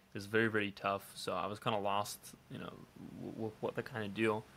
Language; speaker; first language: English; non-native, fluent; Dutch